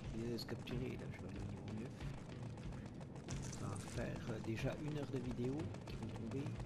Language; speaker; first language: French; native; French